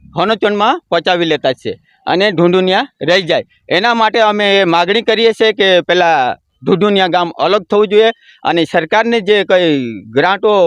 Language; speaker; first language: Gujarati; non-native, local second language; Kukna